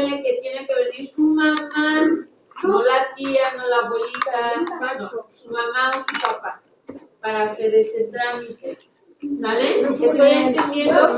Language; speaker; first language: Spanish; native; Spanish